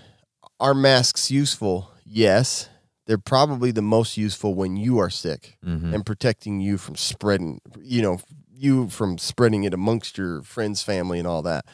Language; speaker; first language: English; native; English